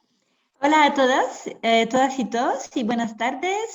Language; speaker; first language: Spanish; non-native, fluent; French